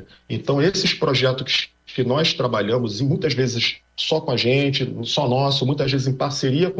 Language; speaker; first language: Portuguese; native; Portuguese